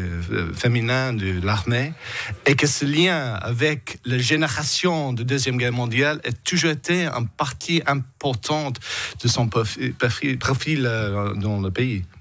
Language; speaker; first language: French; non-native, fluent; English